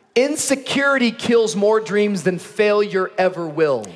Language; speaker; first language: English; native; English